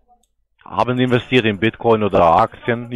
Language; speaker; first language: German; non-native, learner; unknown